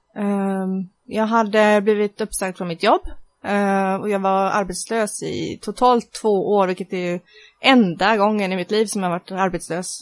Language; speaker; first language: Swedish; native; Swedish